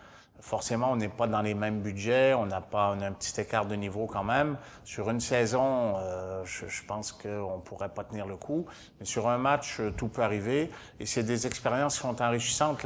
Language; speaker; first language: French; native; French